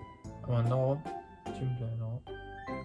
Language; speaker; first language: Korean; non-native, learner; Polish